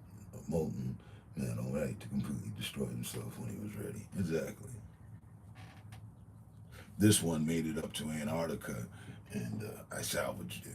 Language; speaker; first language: English; native; English